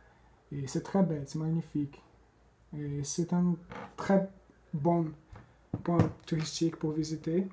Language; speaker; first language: French; non-native, fluent; Portuguese